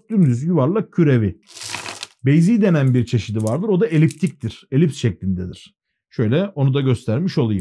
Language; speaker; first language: Turkish; native; Turkish